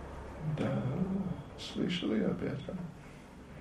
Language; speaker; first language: Russian; non-native, learner; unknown